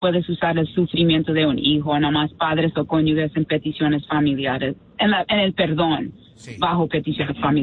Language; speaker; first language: Spanish; early bilingual, other home language; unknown